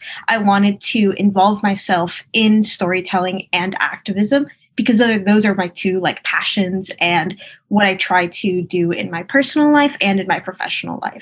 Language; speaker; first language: English; early bilingual, other home language; Spanish